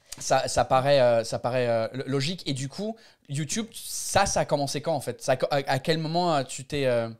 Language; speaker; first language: French; non-native, fluent; English